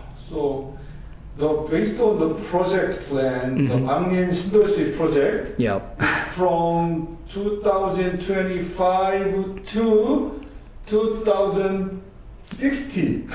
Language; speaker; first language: English; non-native, learner; Korean